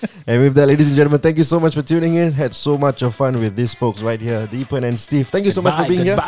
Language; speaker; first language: English; non-native, local second language; Tamil